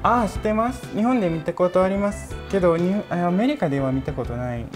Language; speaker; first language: Japanese; non-native, fluent; English